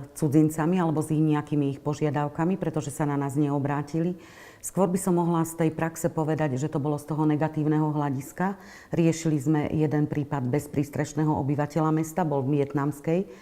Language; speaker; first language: Slovak; native; Slovak